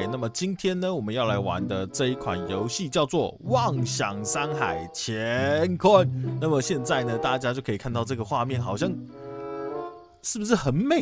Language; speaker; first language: Chinese; native; Chinese